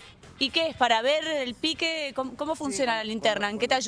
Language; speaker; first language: Spanish; native; Spanish